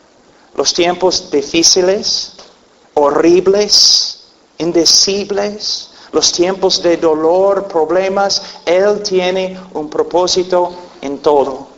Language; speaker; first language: Spanish; non-native, fluent; English